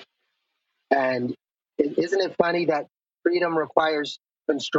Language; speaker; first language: English; native; English